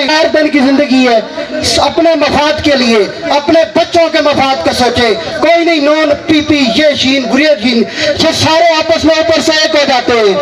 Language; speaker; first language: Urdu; non-native, local second language; Punjabi